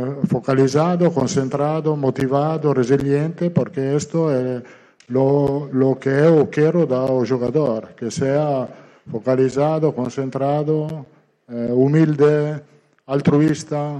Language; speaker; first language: Portuguese; non-native, learner; Italian